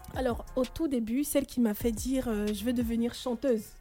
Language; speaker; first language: French; native; French